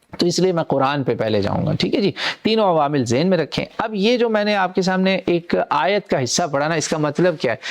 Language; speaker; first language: Urdu; native; Urdu